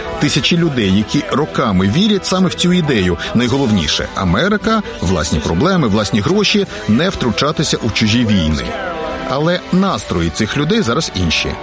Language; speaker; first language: Ukrainian; native; Ukrainian